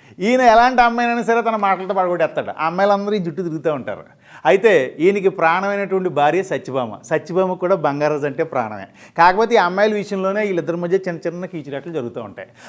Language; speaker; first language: Telugu; native; Telugu